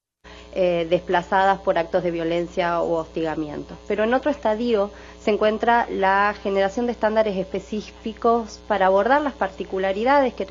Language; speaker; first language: Spanish; native; Spanish